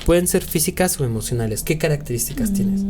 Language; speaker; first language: Spanish; native; Spanish